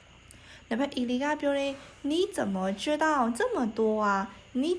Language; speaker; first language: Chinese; non-native, fluent; Burmese